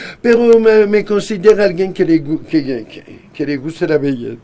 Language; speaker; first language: Spanish; non-native, fluent; French